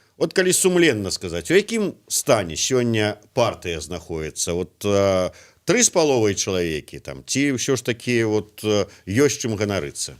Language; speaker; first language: Belarusian; native; Belarusian